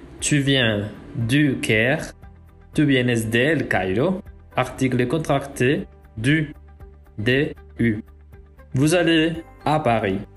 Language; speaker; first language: French; non-native, learner; Spanish